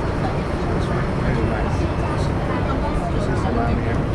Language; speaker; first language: English; non-native, learner; Swedish